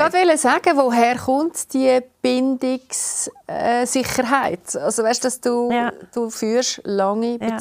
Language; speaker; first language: German; native; German